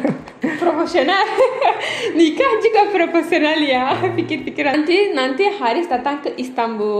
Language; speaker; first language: Indonesian; non-native, learner; Turkish